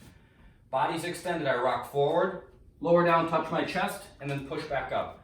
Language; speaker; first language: English; native; English